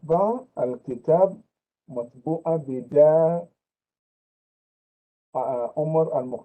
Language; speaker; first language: Arabic; non-native, fluent; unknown